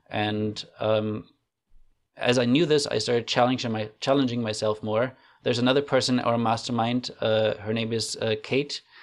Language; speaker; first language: English; non-native, fluent; German